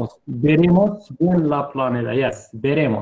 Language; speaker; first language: Spanish; non-native, learner; English